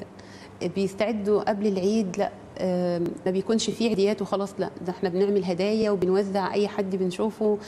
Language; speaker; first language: Arabic; native; Arabic